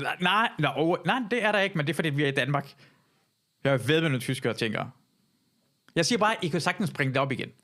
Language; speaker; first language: Danish; early bilingual, other home language; Persian